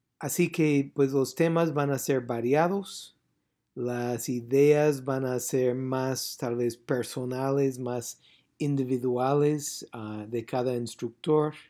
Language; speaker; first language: Spanish; non-native, fluent; English